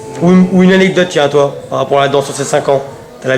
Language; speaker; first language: French; native; French